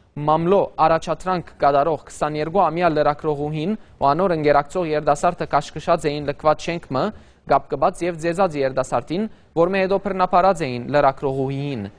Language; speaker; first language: Armenian; early bilingual, heritage; Armenian